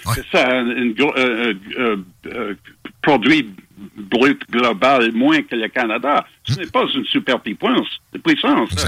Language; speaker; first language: French; non-native, fluent; English